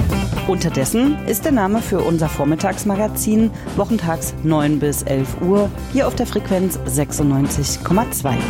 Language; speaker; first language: German; native; German